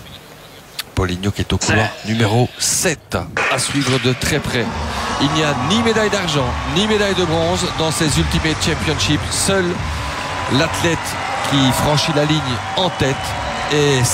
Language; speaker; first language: French; native; French